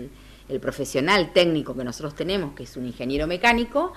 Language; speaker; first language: Spanish; native; Spanish